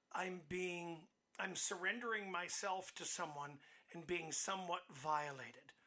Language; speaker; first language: English; native; English